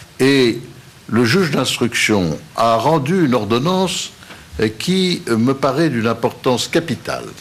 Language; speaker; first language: French; native; French